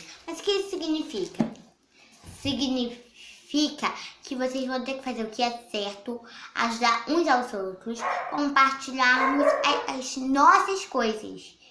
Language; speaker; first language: Portuguese; native; Portuguese